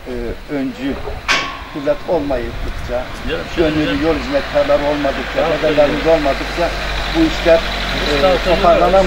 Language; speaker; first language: Turkish; native; Turkish